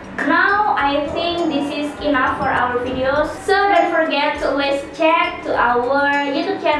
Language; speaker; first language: English; non-native, learner; Indonesian